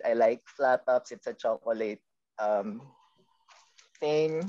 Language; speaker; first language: English; non-native, local second language; Filipino